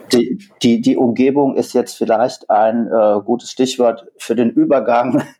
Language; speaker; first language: German; native; German